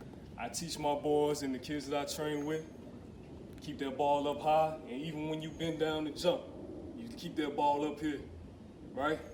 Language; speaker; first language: English; native; English